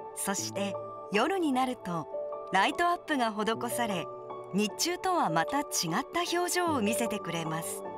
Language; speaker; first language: Japanese; native; Japanese